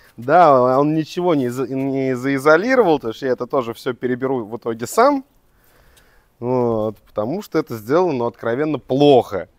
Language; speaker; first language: Russian; native; Russian